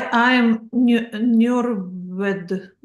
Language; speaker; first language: English; non-native, learner; Russian